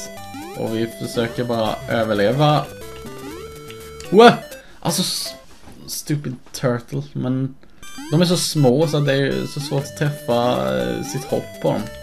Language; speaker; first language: Swedish; native; Swedish